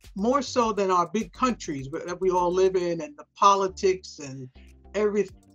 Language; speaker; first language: English; native; English